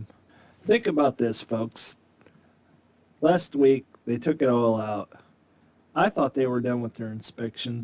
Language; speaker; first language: English; native; English